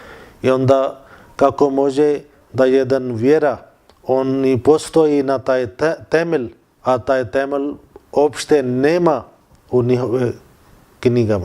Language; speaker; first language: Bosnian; non-native, fluent; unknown